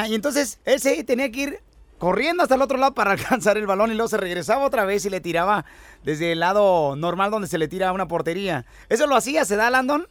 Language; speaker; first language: Spanish; native; Spanish